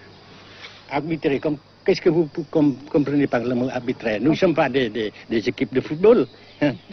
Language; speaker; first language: French; non-native, local second language; Vietnamese